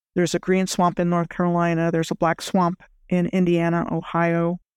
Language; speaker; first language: English; native; English